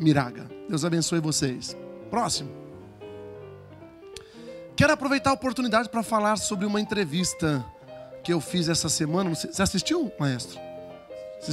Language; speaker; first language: Portuguese; native; Portuguese